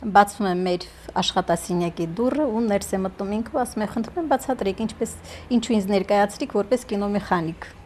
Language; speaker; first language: Armenian; native; Armenian